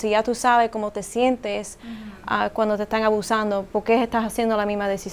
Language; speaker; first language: Spanish; early bilingual, heritage; Spanish